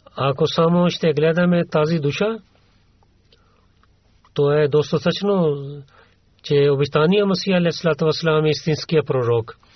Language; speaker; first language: Bulgarian; non-native, learner; Urdu